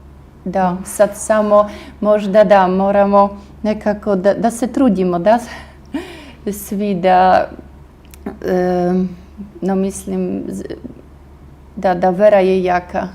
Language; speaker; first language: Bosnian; non-native, fluent; Russian